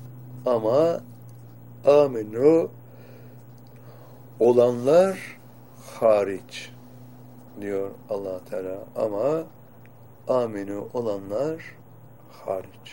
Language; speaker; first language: Turkish; native; Turkish